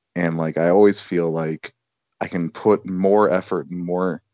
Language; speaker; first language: English; native; English